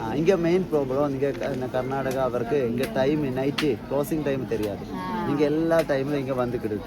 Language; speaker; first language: Tamil; non-native, learner; Malayalam